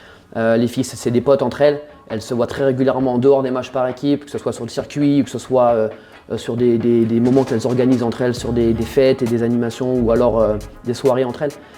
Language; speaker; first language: French; native; French